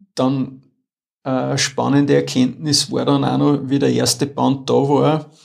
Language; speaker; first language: German; native; German